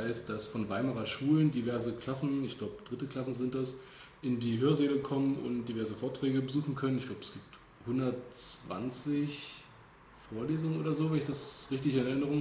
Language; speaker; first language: German; native; German